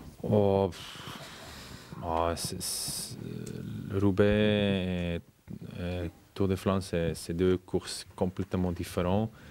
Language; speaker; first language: French; non-native, fluent; German